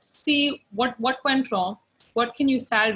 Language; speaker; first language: English; non-native, local second language; Hindi